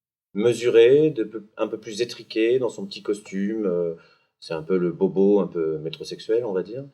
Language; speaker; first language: French; native; French